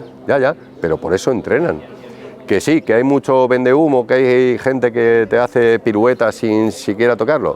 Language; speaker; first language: Spanish; native; Spanish